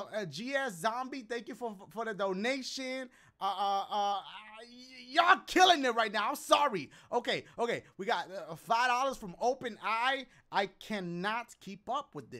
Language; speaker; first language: English; early bilingual, other home language; Spanish